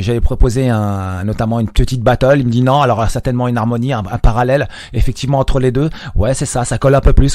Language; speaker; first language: French; native; French